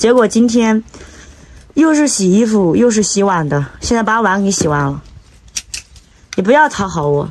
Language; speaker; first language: Chinese; native; Chinese